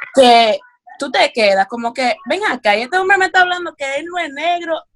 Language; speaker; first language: Spanish; early bilingual, heritage; Spanish